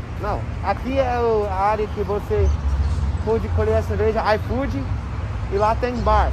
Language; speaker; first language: Portuguese; non-native, fluent; English